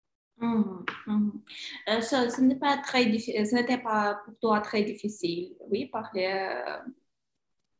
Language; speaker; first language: French; non-native, learner; Ukrainian